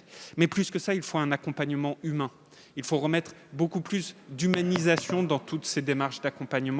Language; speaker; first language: French; native; French